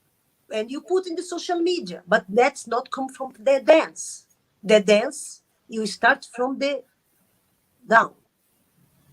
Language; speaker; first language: English; non-native, learner; Arabic